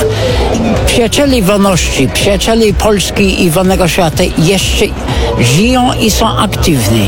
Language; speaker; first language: Polish; non-native, fluent; English